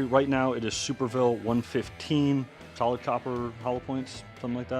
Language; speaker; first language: English; native; English